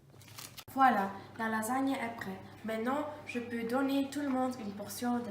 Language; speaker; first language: French; non-native, learner; Dutch